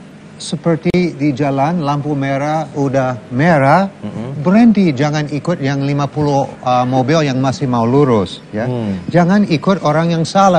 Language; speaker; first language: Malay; non-native, fluent; English